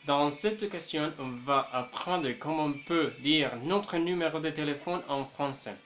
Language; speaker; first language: French; non-native, fluent; Spanish